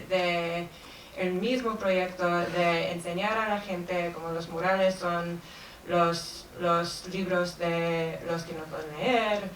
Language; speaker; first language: Spanish; non-native, fluent; English